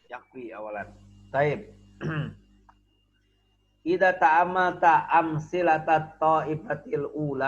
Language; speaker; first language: Arabic; non-native, fluent; Indonesian